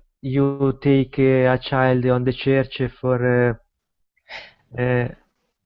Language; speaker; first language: English; non-native, learner; Italian